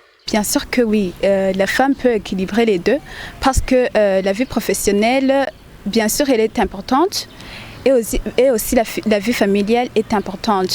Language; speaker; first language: French; non-native, local second language; Rundi